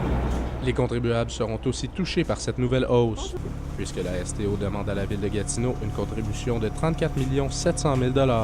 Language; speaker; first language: French; native; French